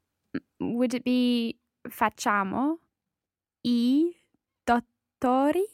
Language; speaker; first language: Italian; non-native, learner; English